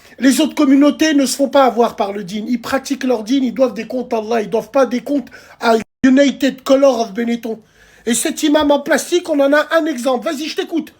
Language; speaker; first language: French; early bilingual, other home language; Arabic